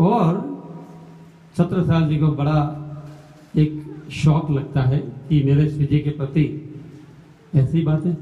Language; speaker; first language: Hindi; non-native, local second language; Gujarati